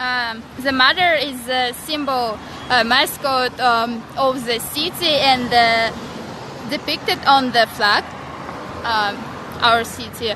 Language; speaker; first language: English; non-native, learner; Russian